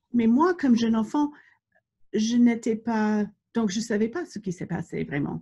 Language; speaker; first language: French; non-native, fluent; English